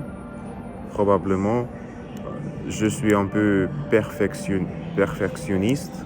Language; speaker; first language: French; non-native, learner; Russian